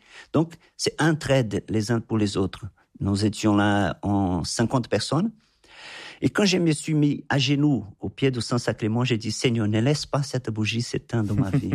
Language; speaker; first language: French; non-native, fluent; Portuguese